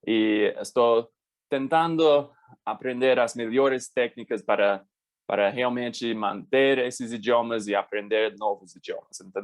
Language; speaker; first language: Portuguese; non-native, fluent; English